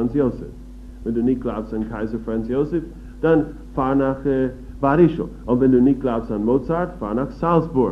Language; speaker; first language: German; non-native, fluent; English